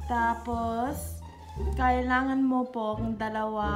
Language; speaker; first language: Filipino; early bilingual, heritage; English